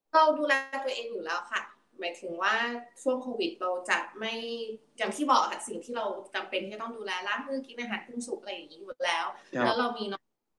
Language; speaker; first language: Thai; early bilingual, heritage; Thai